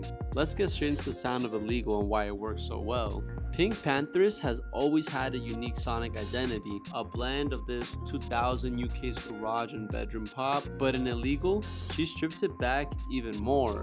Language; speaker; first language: English; native; English